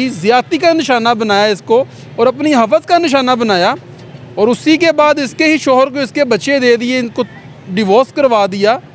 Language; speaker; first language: Urdu; non-native, local second language; Punjabi